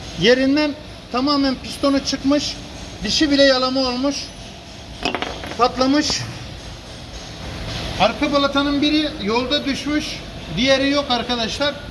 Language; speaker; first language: Turkish; native; Turkish